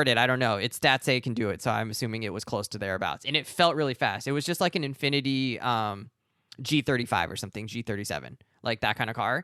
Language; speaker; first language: English; native; English